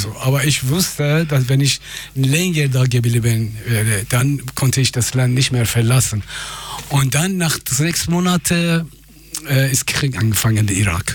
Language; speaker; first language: German; non-native, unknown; Persian